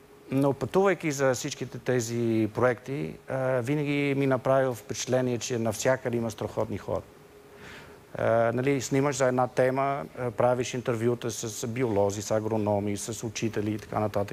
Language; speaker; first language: Bulgarian; non-native, fluent; Dutch